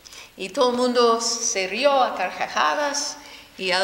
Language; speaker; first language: Spanish; non-native, fluent; English